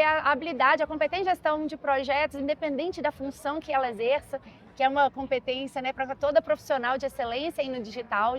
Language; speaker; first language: Portuguese; native; Portuguese